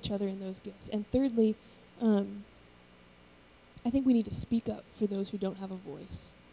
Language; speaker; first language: English; native; English